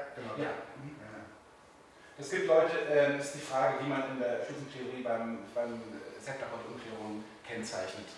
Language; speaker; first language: German; native; German